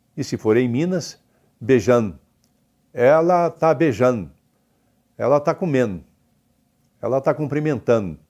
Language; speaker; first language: Portuguese; native; Portuguese